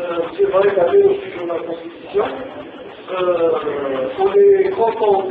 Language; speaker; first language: French; non-native, local second language; Arabic